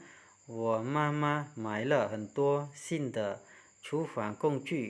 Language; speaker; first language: Chinese; non-native, fluent; Khmer